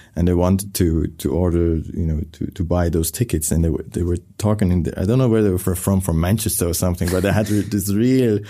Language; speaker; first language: English; non-native, fluent; Persian